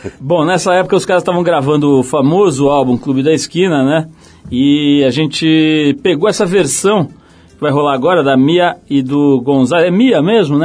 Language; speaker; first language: Portuguese; native; Portuguese